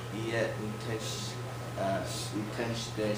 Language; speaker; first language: Japanese; non-native, learner; English